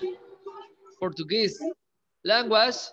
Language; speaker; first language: English; non-native, learner; Spanish